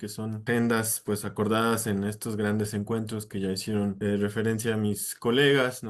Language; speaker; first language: Spanish; native; Spanish